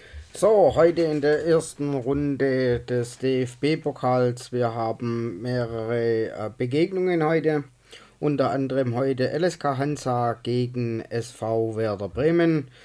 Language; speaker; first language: German; native; German